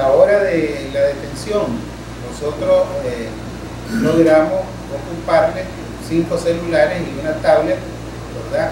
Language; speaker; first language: Spanish; native; Spanish